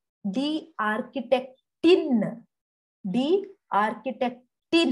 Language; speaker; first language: German; non-native, fluent; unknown